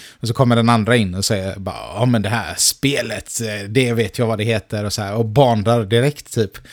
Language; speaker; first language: Swedish; native; Swedish